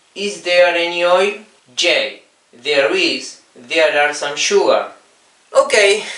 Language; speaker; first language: English; non-native, fluent; Spanish